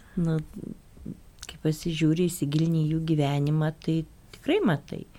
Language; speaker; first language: Lithuanian; native; Lithuanian